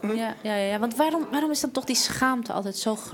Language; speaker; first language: Dutch; native; Dutch